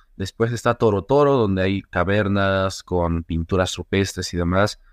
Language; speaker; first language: Spanish; native; Spanish